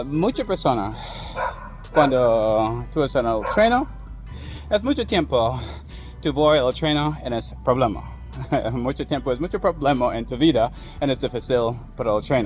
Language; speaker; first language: Spanish; non-native, learner; English